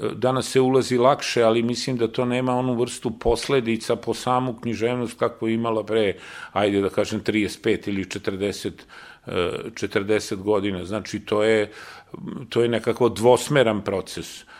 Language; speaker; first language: Serbian; native; Serbian